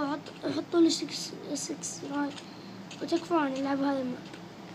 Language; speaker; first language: Arabic; native; Arabic